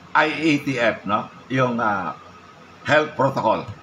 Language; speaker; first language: English; non-native, local second language; Cebuano